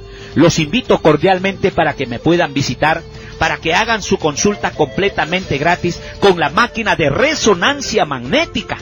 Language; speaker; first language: Spanish; native; Spanish